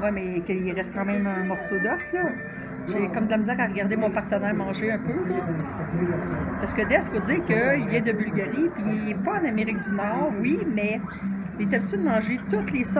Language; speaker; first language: French; native; French